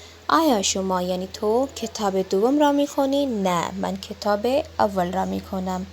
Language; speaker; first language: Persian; non-native, learner; Urdu